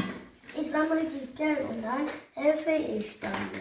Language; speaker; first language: German; early bilingual, other home language; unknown